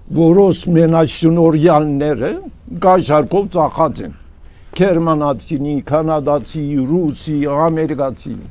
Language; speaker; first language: Armenian; early bilingual, heritage; Armenian